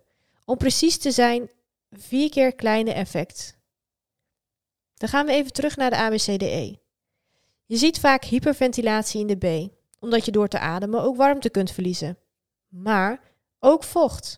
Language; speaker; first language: Dutch; native; Dutch